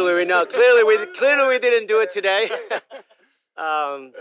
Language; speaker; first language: English; non-native, fluent; Spanish